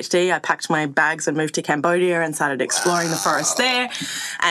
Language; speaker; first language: English; native; English